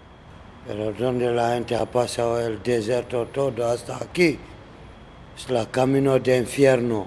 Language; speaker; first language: Spanish; non-native, learner; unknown